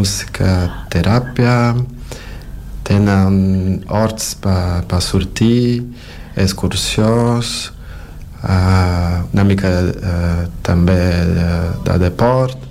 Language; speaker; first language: Catalan; non-native, learner; Portuguese